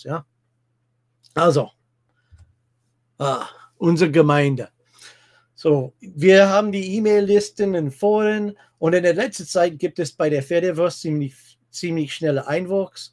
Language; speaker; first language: German; non-native, fluent; English